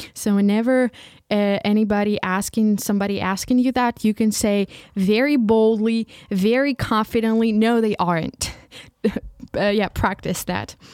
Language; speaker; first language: English; non-native, fluent; Ukrainian